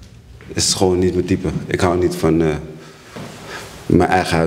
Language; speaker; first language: Dutch; native; Dutch